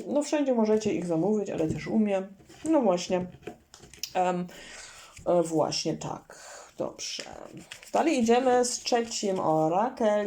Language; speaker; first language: Polish; non-native, learner; German